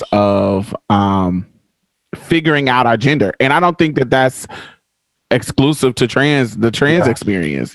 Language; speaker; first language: English; native; English